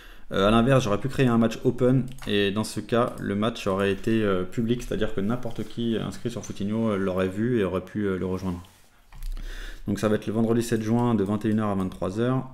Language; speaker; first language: French; native; French